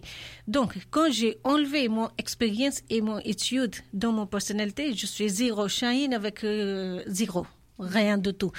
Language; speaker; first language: French; non-native, learner; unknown